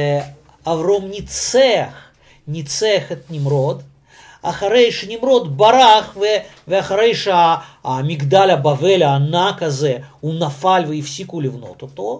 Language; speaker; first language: Hebrew; non-native, fluent; Russian